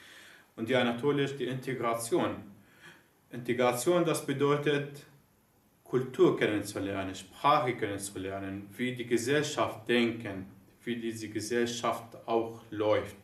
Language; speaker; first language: German; non-native, learner; Arabic